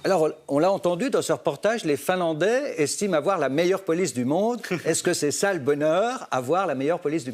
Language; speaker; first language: French; native; French